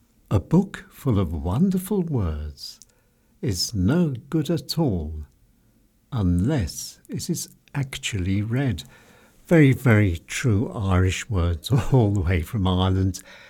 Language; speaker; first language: English; native; English